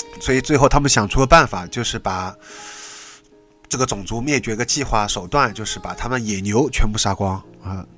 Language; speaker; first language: Chinese; native; Chinese